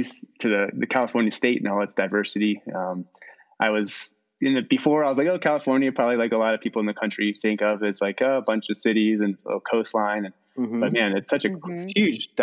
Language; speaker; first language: English; native; English